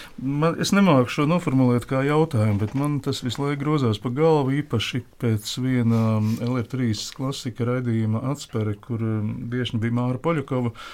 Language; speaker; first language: Latvian; native; Latvian